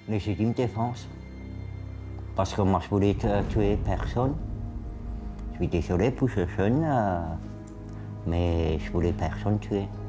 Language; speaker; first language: French; non-native, local second language; Swiss German